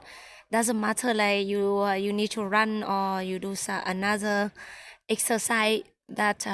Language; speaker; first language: English; non-native, learner; Vietnamese